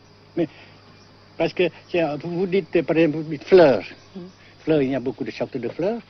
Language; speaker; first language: French; non-native, fluent; Vietnamese